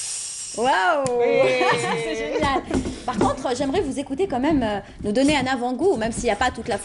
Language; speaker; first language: French; native; French